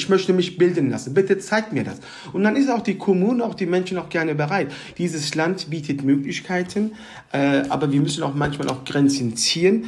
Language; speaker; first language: German; early bilingual, other home language; Turkish